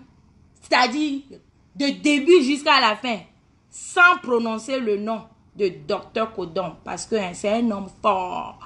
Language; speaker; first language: French; non-native, local second language; Ewe